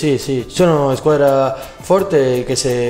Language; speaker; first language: Italian; non-native, learner; Spanish